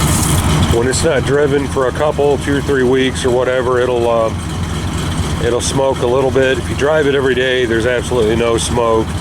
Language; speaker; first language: English; native; English